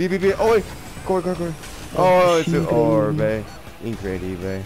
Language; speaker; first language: Spanish; non-native, learner; English